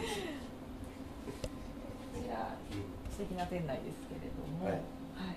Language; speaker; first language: Japanese; native; Japanese